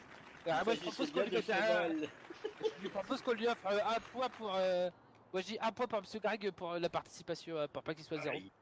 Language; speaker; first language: French; native; French